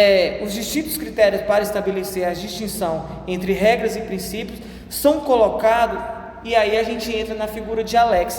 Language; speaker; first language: Portuguese; native; Portuguese